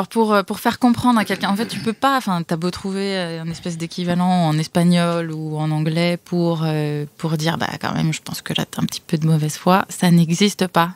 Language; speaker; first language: French; native; French